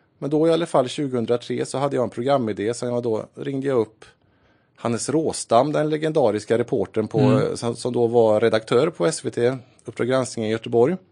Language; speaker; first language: Swedish; native; Swedish